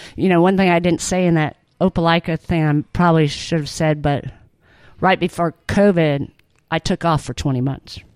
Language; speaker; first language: English; native; English